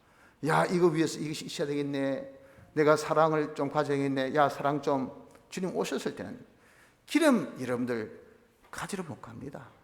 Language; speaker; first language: Korean; native; Korean